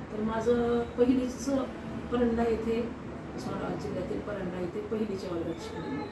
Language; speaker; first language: Marathi; non-native, local second language; Urdu